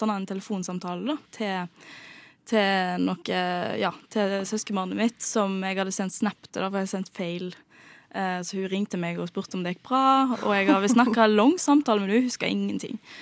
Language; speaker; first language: Norwegian; native; Norwegian